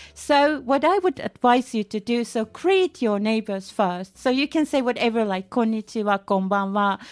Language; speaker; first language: English; non-native, fluent; Finnish